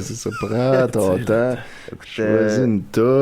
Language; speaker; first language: French; native; French